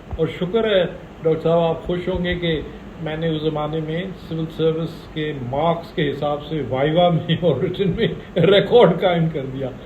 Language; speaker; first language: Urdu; native; Urdu